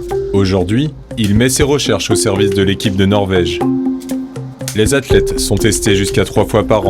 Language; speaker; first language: French; native; French